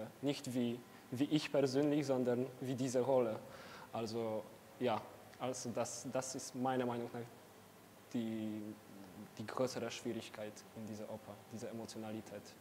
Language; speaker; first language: German; non-native, fluent; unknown